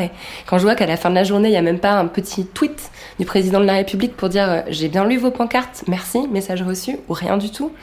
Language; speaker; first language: French; native; French